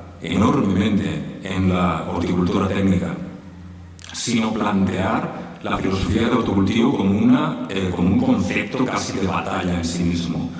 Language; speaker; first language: Spanish; native; Spanish